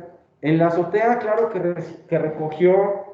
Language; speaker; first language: Spanish; native; Spanish